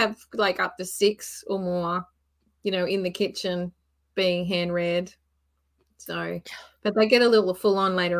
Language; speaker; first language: English; native; English